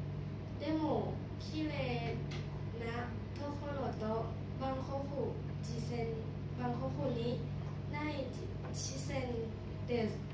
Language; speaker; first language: Japanese; non-native, learner; Thai